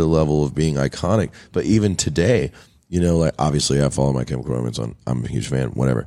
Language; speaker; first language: English; native; English